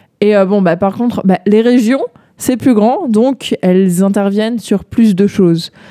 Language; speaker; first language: French; native; French